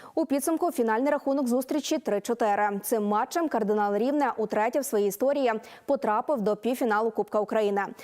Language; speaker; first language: Ukrainian; native; Ukrainian